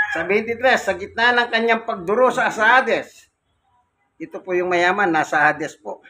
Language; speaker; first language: Filipino; non-native, local second language; Pampanga